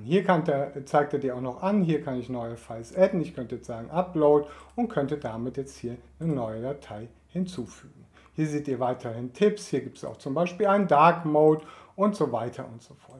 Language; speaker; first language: German; native; German